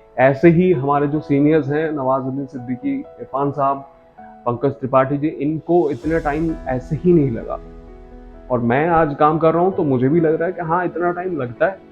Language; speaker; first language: Hindi; non-native, local second language; Bangla